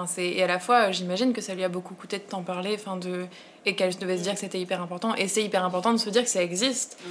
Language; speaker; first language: French; native; French